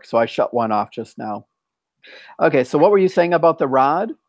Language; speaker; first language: English; native; English